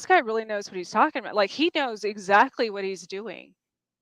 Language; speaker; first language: English; native; English